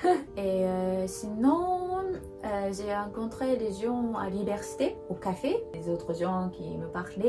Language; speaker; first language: French; non-native, learner; Japanese